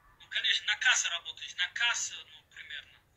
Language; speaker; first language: Russian; non-native, learner; Uzbek